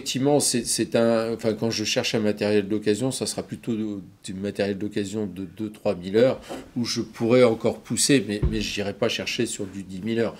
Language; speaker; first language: French; native; French